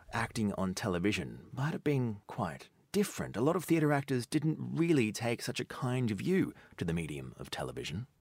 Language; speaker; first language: English; native; English